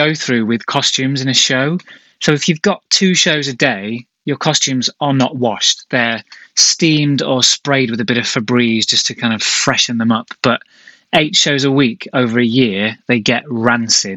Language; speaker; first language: English; native; English